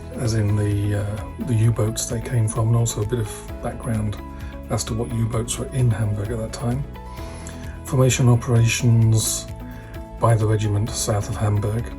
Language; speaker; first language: English; native; English